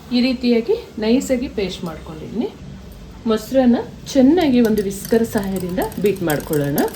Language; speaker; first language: Kannada; native; Kannada